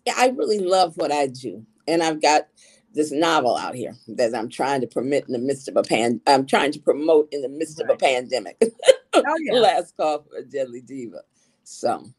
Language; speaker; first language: English; native; English